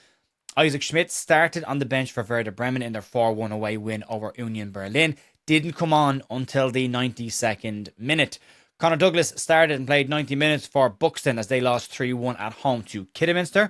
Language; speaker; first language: English; native; English